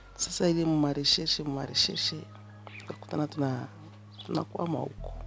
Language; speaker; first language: Swahili; native; Swahili